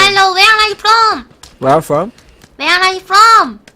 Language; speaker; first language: English; non-native, learner; Korean